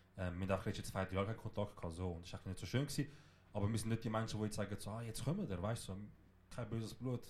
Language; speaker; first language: German; early bilingual, other home language; Kurdish